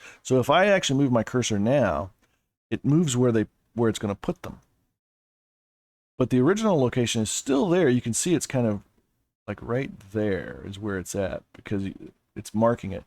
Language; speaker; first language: English; native; English